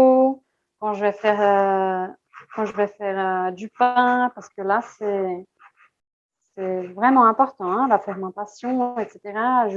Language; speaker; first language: French; non-native, fluent; Portuguese